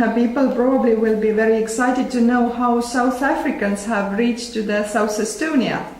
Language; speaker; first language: English; non-native, learner; Estonian